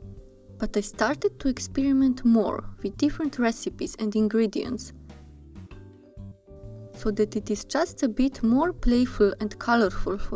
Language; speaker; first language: English; non-native, fluent; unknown